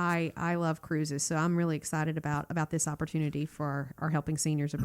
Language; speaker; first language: English; native; English